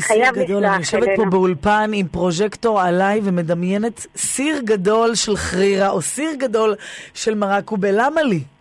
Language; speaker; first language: Hebrew; native; Hebrew